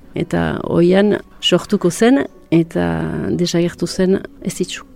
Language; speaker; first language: Basque; native; Basque